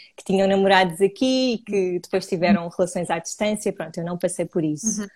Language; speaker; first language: Portuguese; native; Portuguese